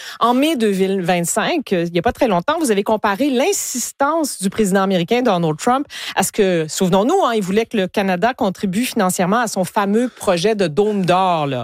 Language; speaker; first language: French; native; French